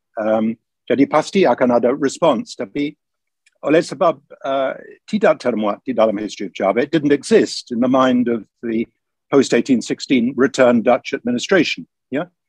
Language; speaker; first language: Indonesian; non-native, fluent; English